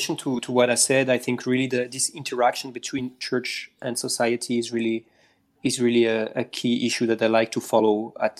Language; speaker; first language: English; non-native, fluent; French